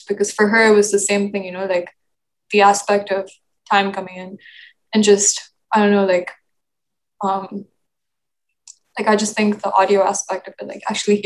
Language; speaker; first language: English; non-native, local second language; Urdu